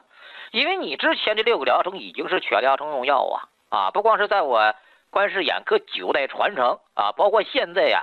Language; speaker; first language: Chinese; native; Chinese